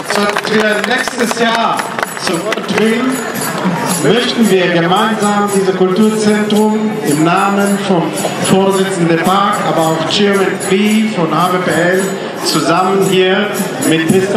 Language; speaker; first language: German; non-native, fluent; Korean